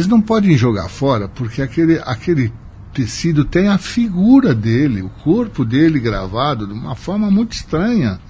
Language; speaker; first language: Portuguese; native; Portuguese